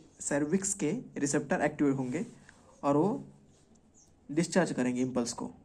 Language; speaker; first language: Hindi; non-native, local second language; Marathi